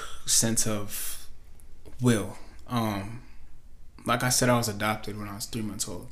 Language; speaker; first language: English; native; English